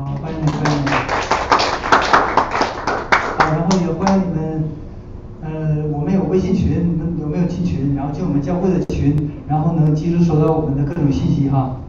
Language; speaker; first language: Chinese; native; Chinese